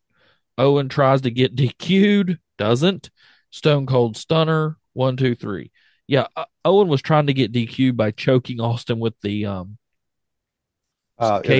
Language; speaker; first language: English; native; English